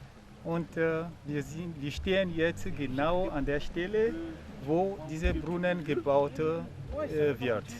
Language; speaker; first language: German; non-native, fluent; Ewe